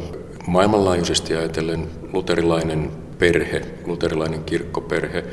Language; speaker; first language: Finnish; native; Finnish